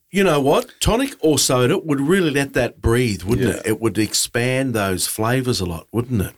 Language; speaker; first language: English; native; English